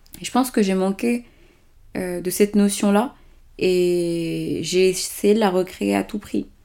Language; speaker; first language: French; early bilingual, other home language; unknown